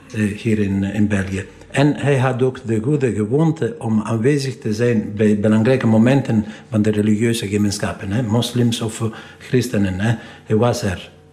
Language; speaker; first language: Dutch; non-native, fluent; Italian